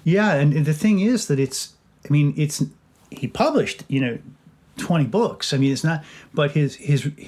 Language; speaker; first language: English; native; English